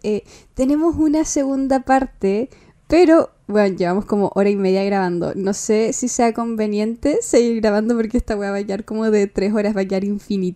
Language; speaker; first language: Spanish; native; Spanish